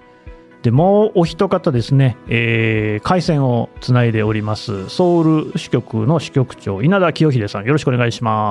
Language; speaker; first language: Japanese; native; Japanese